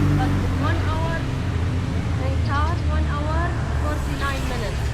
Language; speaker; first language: English; non-native, learner; Arabic